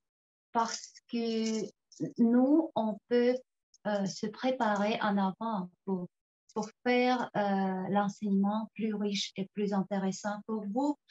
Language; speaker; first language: French; non-native, fluent; Tuvinian